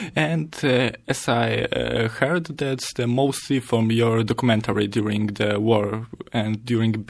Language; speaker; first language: English; non-native, learner; Polish